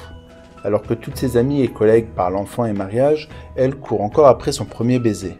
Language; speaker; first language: French; native; French